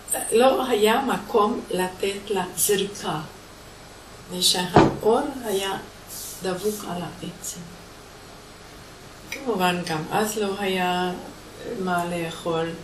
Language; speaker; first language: Hebrew; non-native, fluent; Hungarian